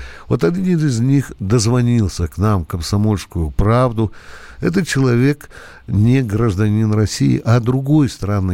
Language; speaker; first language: Russian; native; Russian